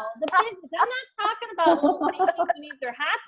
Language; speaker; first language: English; native; English